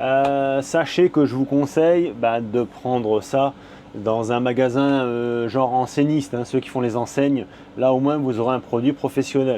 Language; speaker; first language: French; native; French